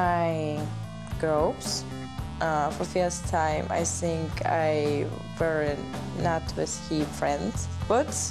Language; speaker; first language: English; non-native, learner; German